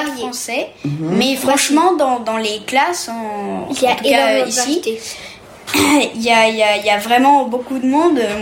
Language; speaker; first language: French; early bilingual, heritage; French